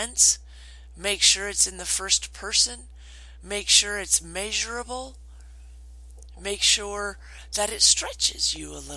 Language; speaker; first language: English; native; English